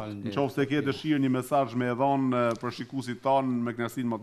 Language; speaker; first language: Albanian; native; Albanian